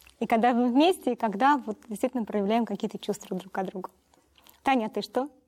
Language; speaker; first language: Russian; native; Russian